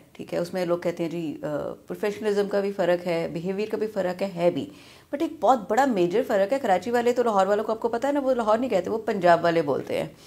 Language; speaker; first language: Urdu; non-native, local second language; Punjabi